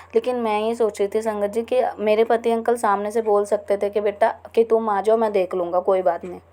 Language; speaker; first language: Hindi; native; Hindi